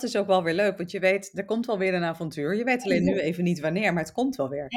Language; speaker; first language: Dutch; native; Dutch